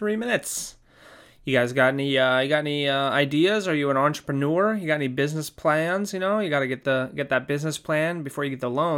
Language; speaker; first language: English; native; English